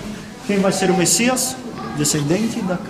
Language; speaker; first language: Portuguese; native; Portuguese